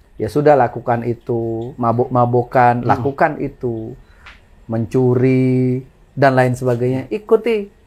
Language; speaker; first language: Indonesian; non-native, local second language; Madurese